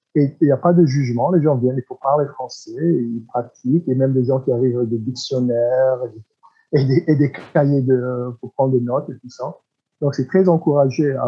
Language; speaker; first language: French; non-native, fluent; English